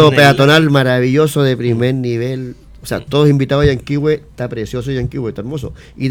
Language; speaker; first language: Spanish; native; Spanish